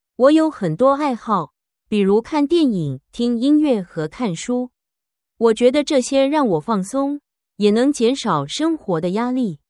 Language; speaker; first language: Chinese; non-native, learner; Vietnamese